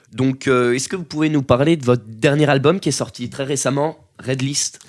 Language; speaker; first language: French; native; French